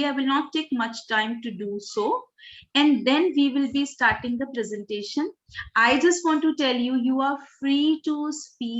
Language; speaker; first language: English; non-native, local second language; Hindi